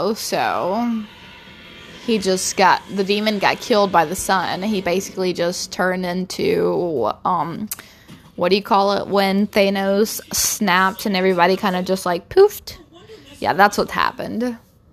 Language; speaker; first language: English; non-native, fluent; Portuguese